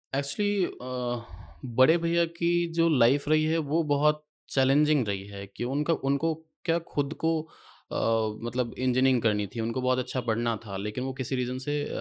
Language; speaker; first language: Hindi; native; Hindi